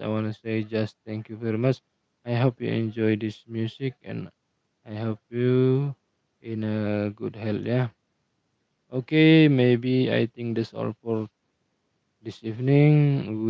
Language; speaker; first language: English; non-native, learner; Indonesian